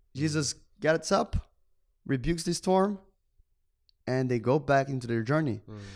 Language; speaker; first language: English; non-native, fluent; Portuguese